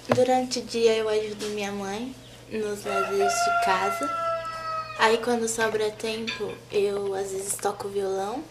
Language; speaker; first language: Portuguese; native; Portuguese